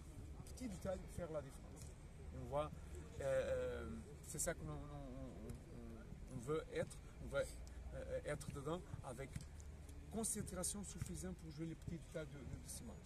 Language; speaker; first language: French; non-native, fluent; Portuguese